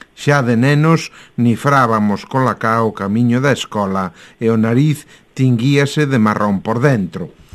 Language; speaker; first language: Galician; native; Galician